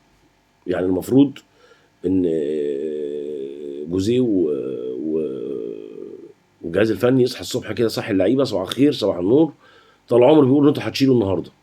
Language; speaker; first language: Arabic; native; Arabic